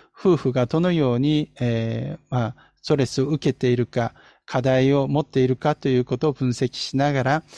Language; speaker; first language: Japanese; non-native, fluent; Korean